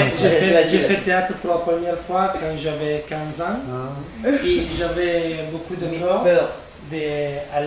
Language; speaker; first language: French; non-native, fluent; Italian